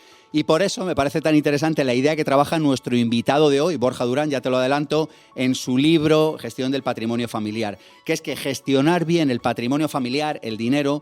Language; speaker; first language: Spanish; native; Spanish